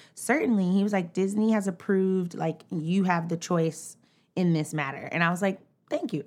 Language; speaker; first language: English; native; English